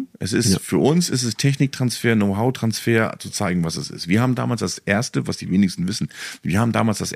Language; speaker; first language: German; native; German